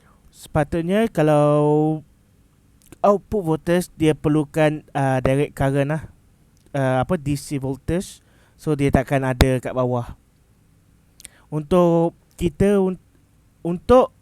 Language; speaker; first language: Malay; native; Malay